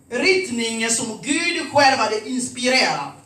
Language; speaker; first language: Swedish; non-native, fluent; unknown